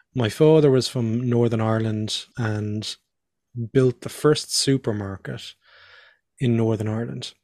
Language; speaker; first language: English; native; English